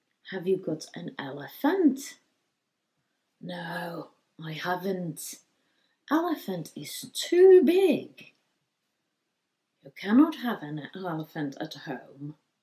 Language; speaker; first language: English; non-native, fluent; Czech